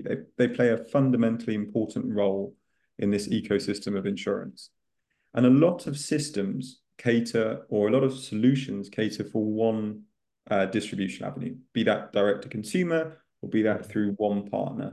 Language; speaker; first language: English; native; English